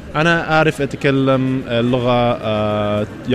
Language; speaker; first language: Arabic; non-native, learner; Japanese